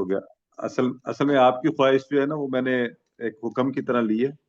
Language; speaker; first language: Urdu; native; Urdu